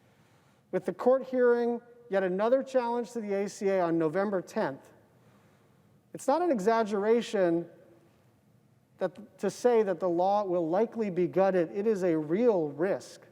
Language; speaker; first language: English; native; English